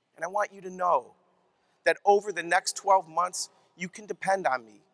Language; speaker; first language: English; native; English